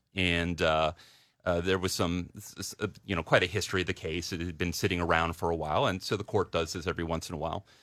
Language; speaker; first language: English; native; English